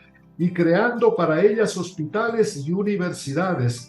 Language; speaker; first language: Spanish; native; Spanish